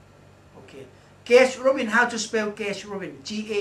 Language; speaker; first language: English; non-native, learner; Thai